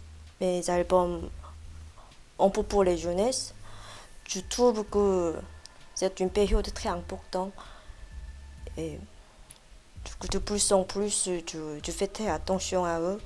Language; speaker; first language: French; non-native, fluent; Korean